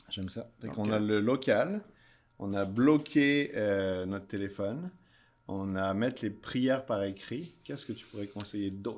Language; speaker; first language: French; native; French